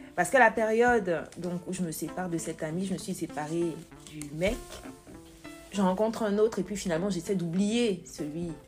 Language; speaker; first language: French; native; French